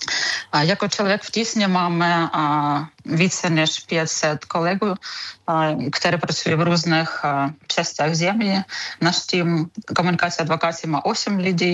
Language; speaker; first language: Czech; non-native, learner; Ukrainian